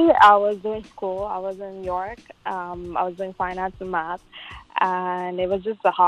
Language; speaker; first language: English; non-native, local second language; Tamil